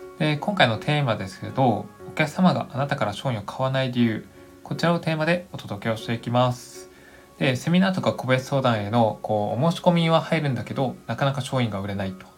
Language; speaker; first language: Japanese; native; Japanese